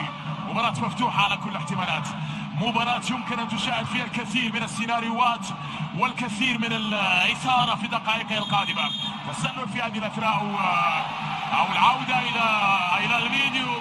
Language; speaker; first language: Arabic; native; Arabic